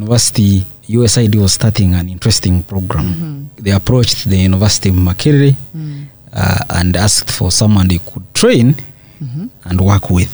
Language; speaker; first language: English; non-native, local second language; Nyankole